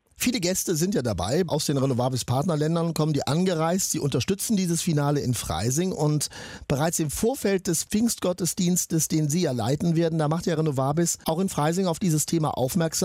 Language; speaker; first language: German; native; German